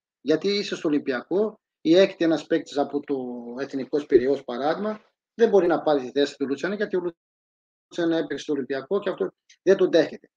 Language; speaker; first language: Greek; non-native, fluent; Portuguese